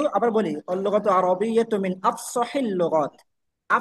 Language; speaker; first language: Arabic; non-native, fluent; Bangla